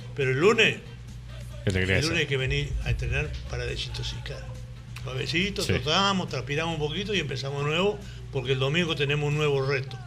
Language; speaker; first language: Spanish; native; Spanish